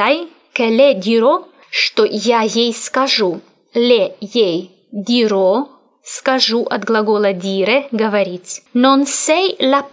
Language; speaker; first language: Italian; non-native, fluent; Russian